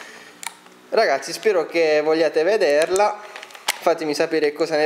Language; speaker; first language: Italian; native; Italian